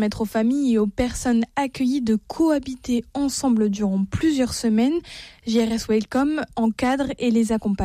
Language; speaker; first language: French; native; French